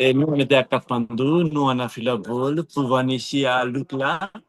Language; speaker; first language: French; non-native, fluent; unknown